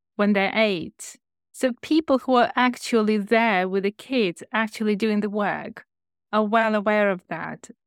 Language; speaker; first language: English; non-native, fluent; Ukrainian